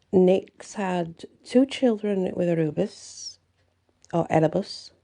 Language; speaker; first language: English; native; English